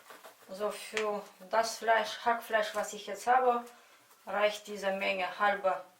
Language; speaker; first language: German; non-native, fluent; Russian